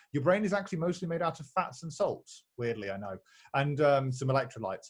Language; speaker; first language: English; native; English